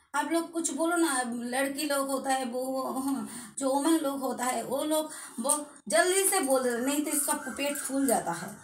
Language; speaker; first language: Hindi; non-native, local second language; Bangla